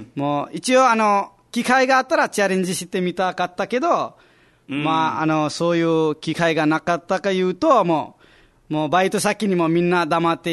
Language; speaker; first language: Japanese; non-native, fluent; Nepali